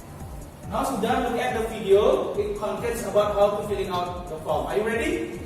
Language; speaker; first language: English; non-native, learner; Indonesian